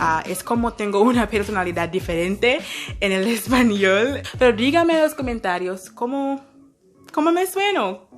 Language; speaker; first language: Spanish; non-native, fluent; English